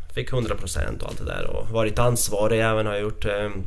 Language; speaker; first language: Swedish; non-native, fluent; Latvian